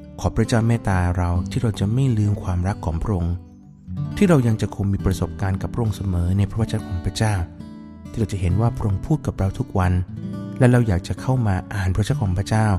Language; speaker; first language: Thai; native; Thai